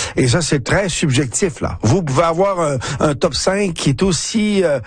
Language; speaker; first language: French; native; French